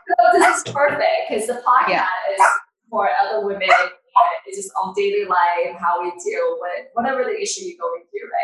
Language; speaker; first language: English; non-native, fluent; Chinese